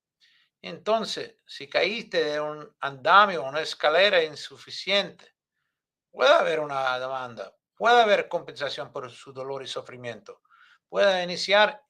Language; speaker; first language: Spanish; non-native, fluent; English